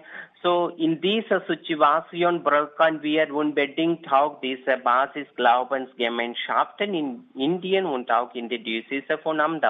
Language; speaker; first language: German; non-native, learner; Tamil